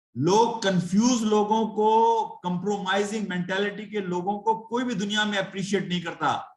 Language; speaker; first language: Urdu; native; Urdu